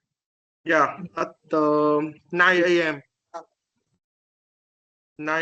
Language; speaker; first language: English; non-native, learner; Vietnamese